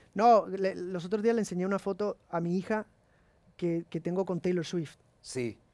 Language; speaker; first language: Spanish; native; Spanish